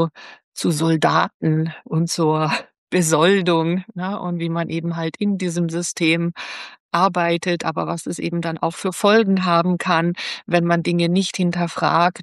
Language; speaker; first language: German; native; German